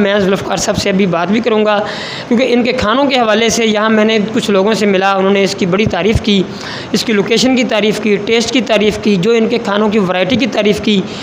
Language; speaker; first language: Hindi; non-native, local second language; Punjabi